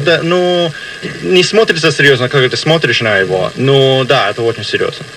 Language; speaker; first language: Russian; early bilingual, heritage; Russian